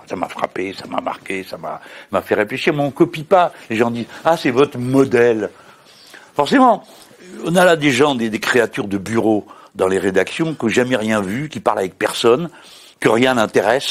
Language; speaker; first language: French; native; French